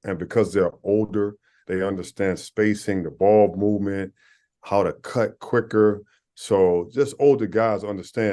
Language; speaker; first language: English; native; English